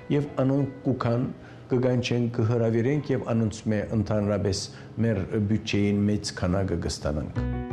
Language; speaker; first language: Armenian; native; Armenian